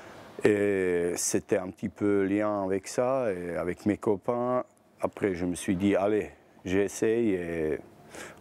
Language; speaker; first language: French; non-native, learner; Bosnian